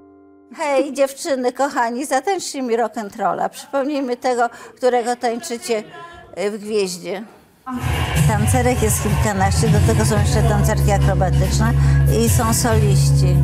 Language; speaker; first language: Polish; native; Polish